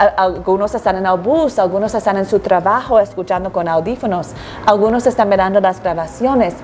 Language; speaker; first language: Spanish; non-native, fluent; English